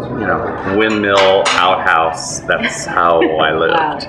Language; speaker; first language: English; native; English